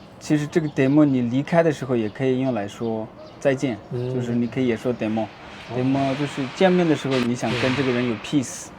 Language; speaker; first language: Chinese; non-native, local second language; Tibetan